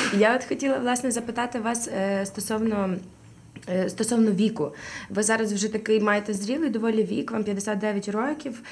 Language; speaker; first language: Ukrainian; non-native, local second language; Russian